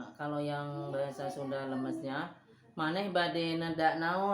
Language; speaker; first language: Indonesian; non-native, local second language; Sundanese